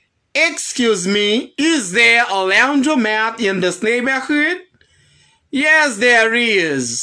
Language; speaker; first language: English; non-native, fluent; Haitian Creole